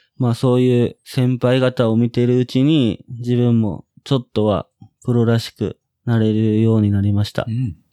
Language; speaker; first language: Japanese; native; Japanese